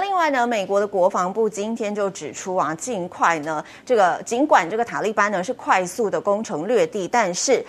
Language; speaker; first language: Chinese; native; Chinese